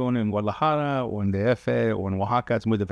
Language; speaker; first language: Spanish; early bilingual, heritage; English